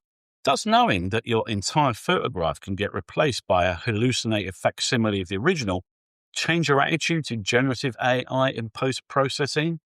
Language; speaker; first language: English; native; English